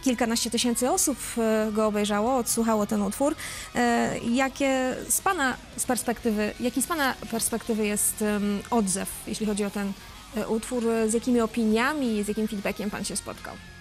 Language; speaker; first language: Polish; native; Polish